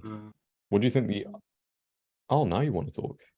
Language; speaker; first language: English; native; English